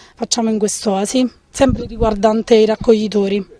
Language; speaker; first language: Italian; native; Italian